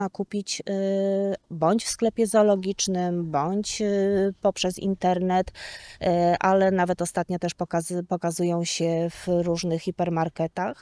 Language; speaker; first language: Polish; native; Polish